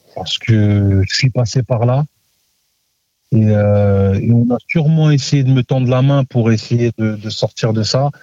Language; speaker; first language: French; native; French